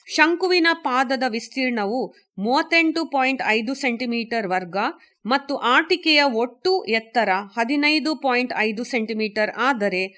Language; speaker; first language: Kannada; native; Kannada